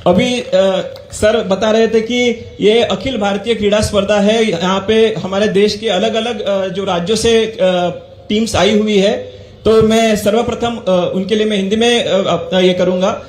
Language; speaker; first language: Hindi; non-native, local second language; Marathi